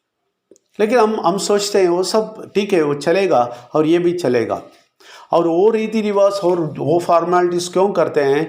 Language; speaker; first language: Hindi; non-native, local second language; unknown